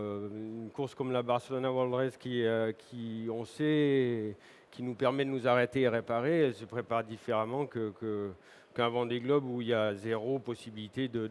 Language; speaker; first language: French; native; French